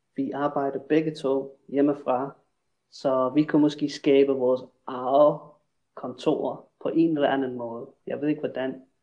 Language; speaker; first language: Danish; non-native, fluent; English